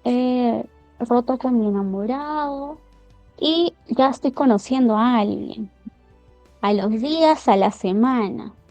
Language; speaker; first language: Spanish; native; Spanish